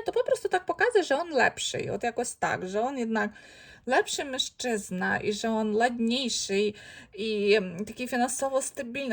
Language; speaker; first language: Polish; non-native, fluent; Ukrainian